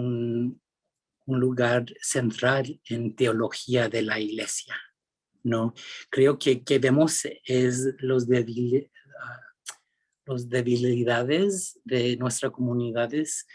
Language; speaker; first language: Spanish; early bilingual, heritage; Spanish